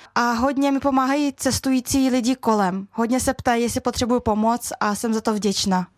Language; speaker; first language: Czech; early bilingual, other home language; Russian